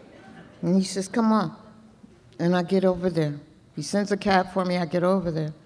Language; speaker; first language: English; native; English